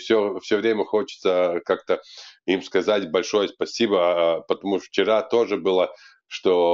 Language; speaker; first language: Russian; non-native, local second language; Latvian